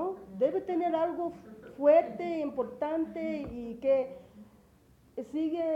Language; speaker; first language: Spanish; early bilingual, heritage; English